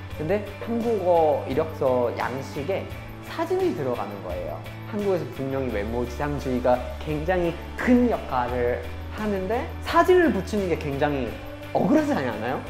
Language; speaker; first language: Korean; non-native, fluent; English